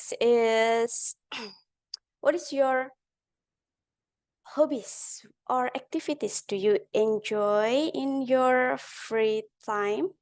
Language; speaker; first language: English; non-native, learner; Indonesian